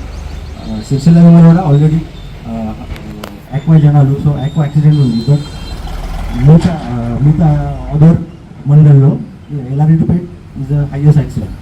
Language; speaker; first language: Telugu; non-native, learner; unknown